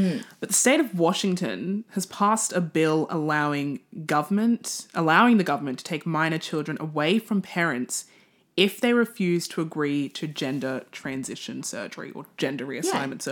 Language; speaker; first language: English; native; English